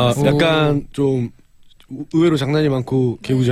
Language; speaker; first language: Korean; native; Korean